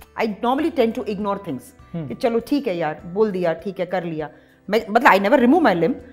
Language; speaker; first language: English; non-native, local second language; Tamil